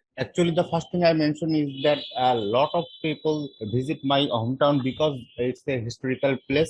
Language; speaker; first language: English; non-native, learner; Bangla